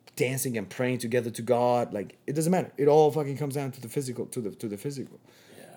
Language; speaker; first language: English; non-native, fluent; Spanish